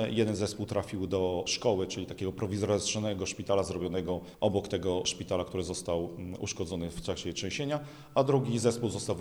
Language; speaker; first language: Polish; native; Polish